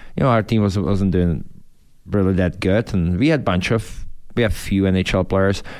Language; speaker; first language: English; non-native, fluent; Czech